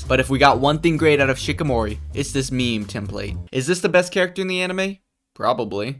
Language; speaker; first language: English; native; English